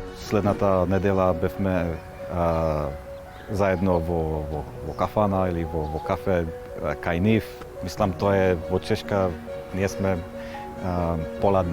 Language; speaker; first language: Macedonian; non-native, fluent; Czech